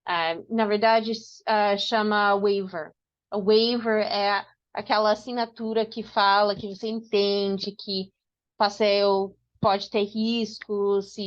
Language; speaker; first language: Portuguese; non-native, fluent; English